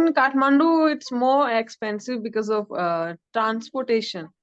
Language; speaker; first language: English; non-native, learner; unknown